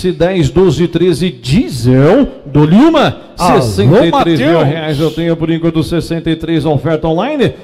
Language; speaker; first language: Portuguese; native; Portuguese